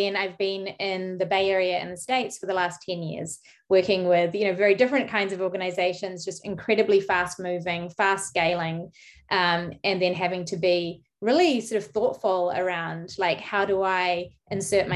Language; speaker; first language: English; native; English